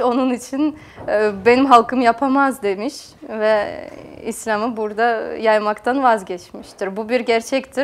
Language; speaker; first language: Turkish; non-native, fluent; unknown